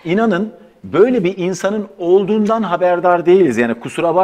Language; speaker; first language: Turkish; native; Turkish